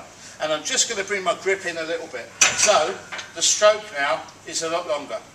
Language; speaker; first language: English; native; English